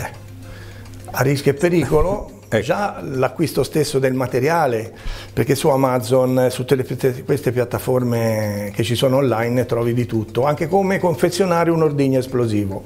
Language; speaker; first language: Italian; native; Italian